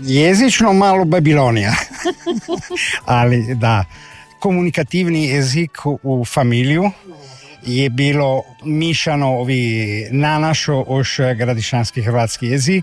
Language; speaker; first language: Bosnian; early bilingual, heritage; Croatian